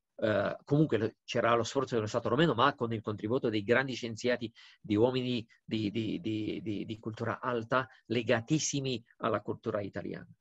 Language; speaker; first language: Italian; non-native, fluent; Romanian